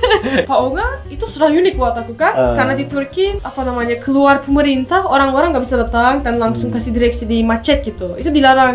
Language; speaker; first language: Indonesian; non-native, fluent; Turkish